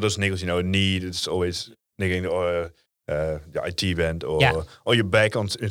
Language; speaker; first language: English; non-native, fluent; Dutch